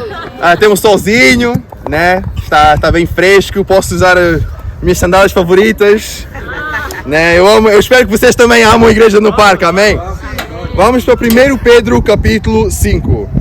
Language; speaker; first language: Portuguese; non-native, fluent; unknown